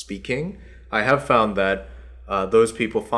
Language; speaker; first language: English; early bilingual, other home language; Korean